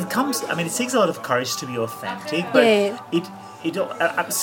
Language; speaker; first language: English; non-native, fluent; Catalan